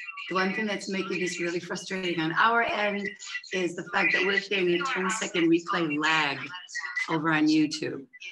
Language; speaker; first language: English; native; English